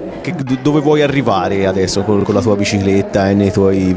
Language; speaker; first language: Italian; native; Italian